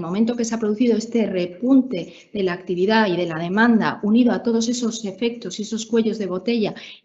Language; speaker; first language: Spanish; native; Spanish